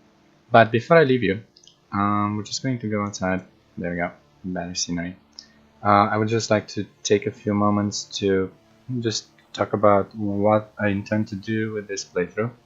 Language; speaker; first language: English; non-native, fluent; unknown